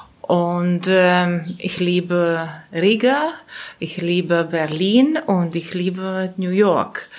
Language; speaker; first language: German; non-native, learner; Latvian